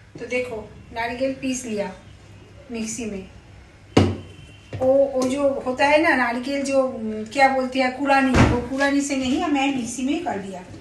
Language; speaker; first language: Hindi; non-native, local second language; Bangla